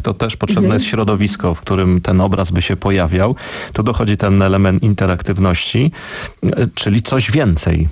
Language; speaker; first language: Polish; native; Polish